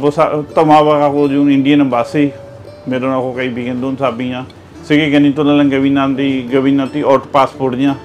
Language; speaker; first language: Filipino; non-native, learner; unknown